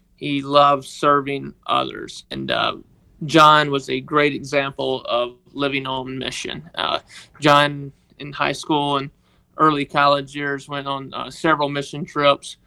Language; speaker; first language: English; native; English